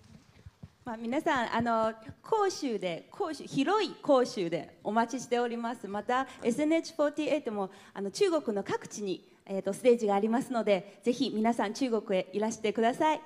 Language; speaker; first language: Japanese; non-native, fluent; Chinese